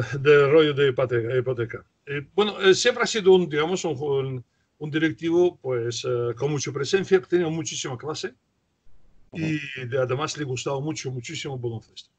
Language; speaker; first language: Spanish; non-native, fluent; Russian